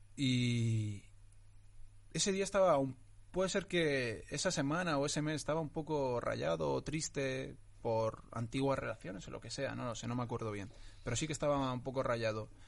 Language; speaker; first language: Spanish; early bilingual, other home language; Arabic